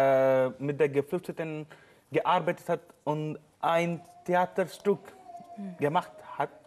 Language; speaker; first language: German; non-native, learner; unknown